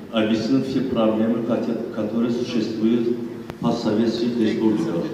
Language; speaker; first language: Russian; non-native, local second language; Azerbaijani